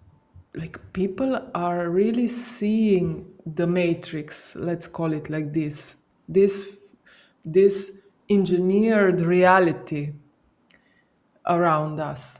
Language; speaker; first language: English; non-native, fluent; Slovenian